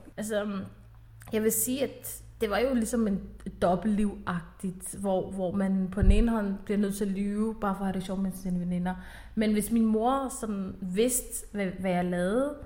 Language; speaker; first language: Danish; early bilingual, other home language; Somali